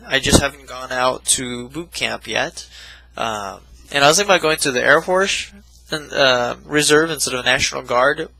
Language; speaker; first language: English; native; English